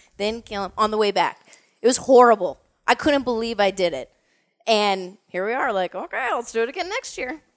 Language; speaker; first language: English; native; English